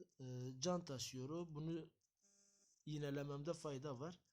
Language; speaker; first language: Turkish; native; Turkish